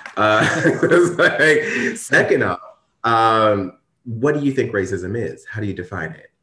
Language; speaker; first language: English; native; English